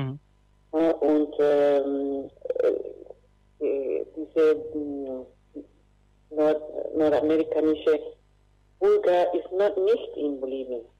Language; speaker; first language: German; non-native, fluent; Spanish